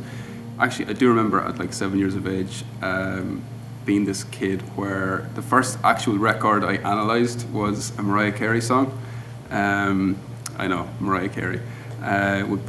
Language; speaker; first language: English; native; English